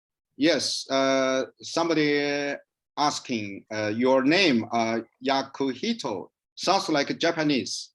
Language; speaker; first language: English; non-native, learner; Chinese